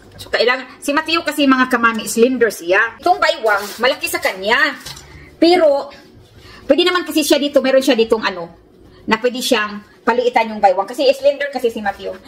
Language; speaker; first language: Filipino; non-native, local second language; Cebuano